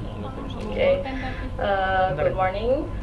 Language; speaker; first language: English; non-native, local second language; Indonesian